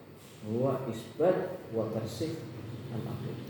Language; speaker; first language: Arabic; non-native, fluent; Indonesian